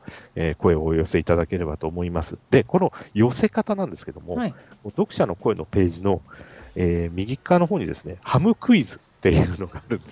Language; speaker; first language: Japanese; native; Japanese